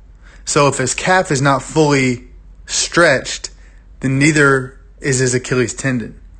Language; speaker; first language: English; native; English